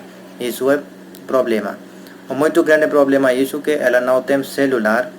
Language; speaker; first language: Portuguese; non-native, learner; Hindi